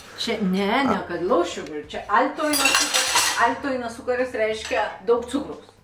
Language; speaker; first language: Lithuanian; native; Lithuanian